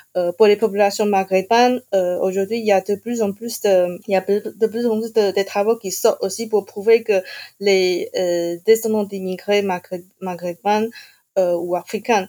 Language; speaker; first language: French; non-native, fluent; Chinese